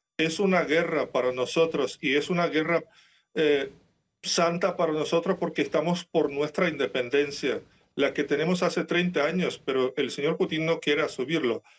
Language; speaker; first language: Spanish; non-native, fluent; Ukrainian